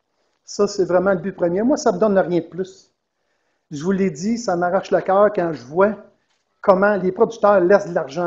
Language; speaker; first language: French; native; French